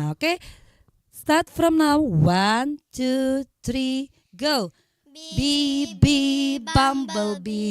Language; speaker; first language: English; non-native, learner; Indonesian